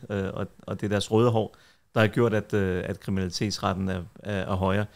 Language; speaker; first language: Danish; early bilingual, other home language; Kurdish